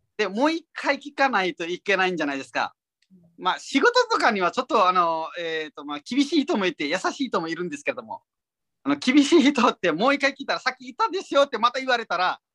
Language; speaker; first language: Japanese; non-native, fluent; Nepali